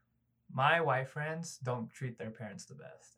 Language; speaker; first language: English; early bilingual, other home language; Cebuano